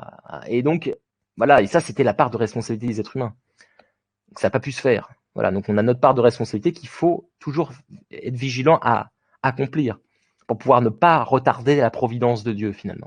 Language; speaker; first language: French; native; French